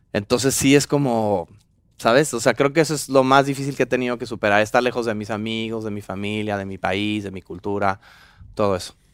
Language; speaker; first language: Spanish; native; Spanish